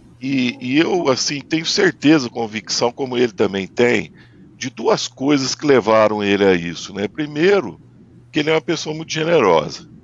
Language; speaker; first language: Portuguese; native; Portuguese